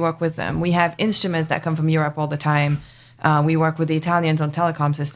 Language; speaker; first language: English; non-native, local second language; French